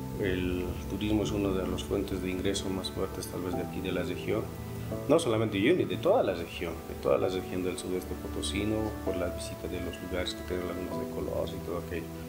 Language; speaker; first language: Spanish; native; Spanish